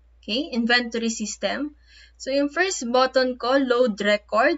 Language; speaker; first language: Filipino; native; Filipino